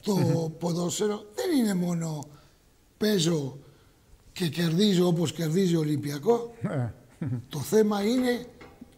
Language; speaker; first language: Greek; early bilingual, heritage; Greek